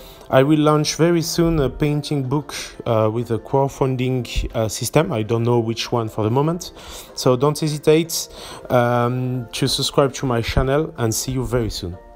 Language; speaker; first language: English; non-native, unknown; French